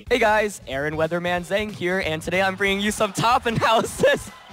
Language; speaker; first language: English; native; English